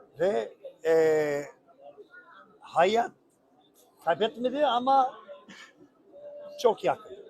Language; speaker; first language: Turkish; non-native, learner; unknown